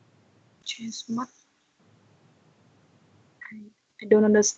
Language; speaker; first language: English; non-native, learner; Vietnamese